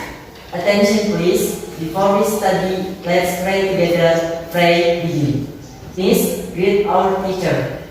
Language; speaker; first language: English; non-native, learner; Indonesian